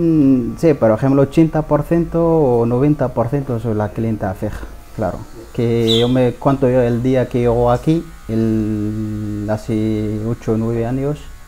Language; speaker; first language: Spanish; non-native, learner; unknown